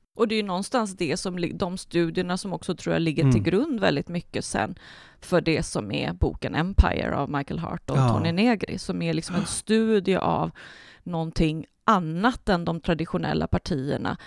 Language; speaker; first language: Swedish; early bilingual, other home language; Spanish